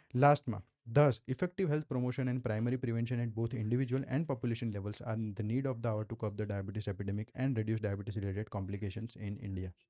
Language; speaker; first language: English; non-native, local second language; Gujarati